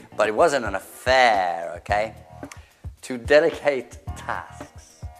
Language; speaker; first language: English; native; English